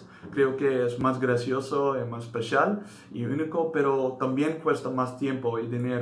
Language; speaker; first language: Spanish; non-native, learner; Dutch